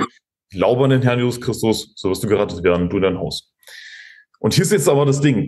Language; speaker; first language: German; native; German